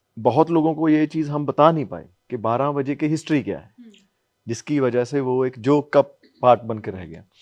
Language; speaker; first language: Hindi; non-native, local second language; Punjabi